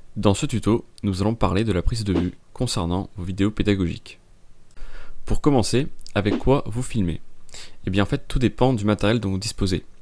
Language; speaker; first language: French; native; French